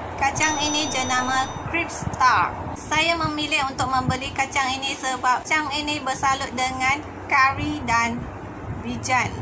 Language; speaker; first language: Malay; non-native, local second language; Chinese